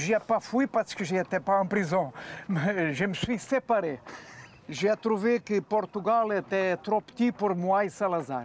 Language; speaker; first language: French; non-native, fluent; Portuguese